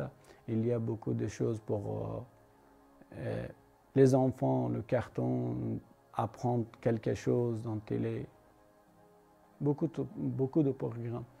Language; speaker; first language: French; non-native, learner; Persian